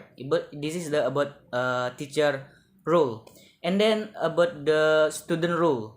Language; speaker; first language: English; non-native, learner; Indonesian